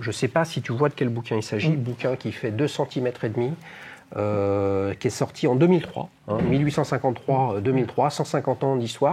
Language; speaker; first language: French; native; French